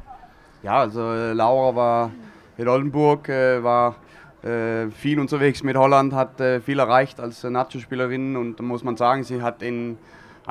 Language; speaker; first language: German; non-native, fluent; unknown